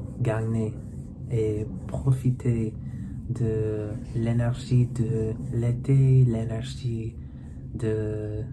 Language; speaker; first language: French; non-native, learner; English